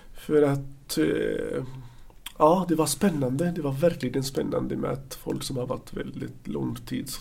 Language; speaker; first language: Swedish; non-native, fluent; Arabic